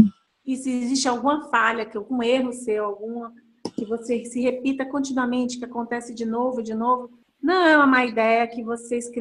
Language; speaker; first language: Portuguese; native; Portuguese